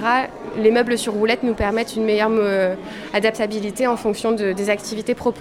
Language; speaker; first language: French; native; French